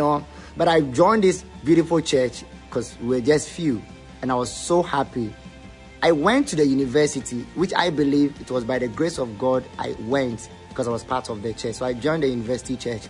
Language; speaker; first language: English; non-native, local second language; Ga